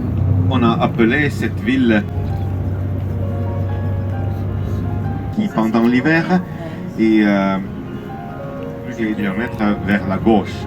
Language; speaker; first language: French; non-native, fluent; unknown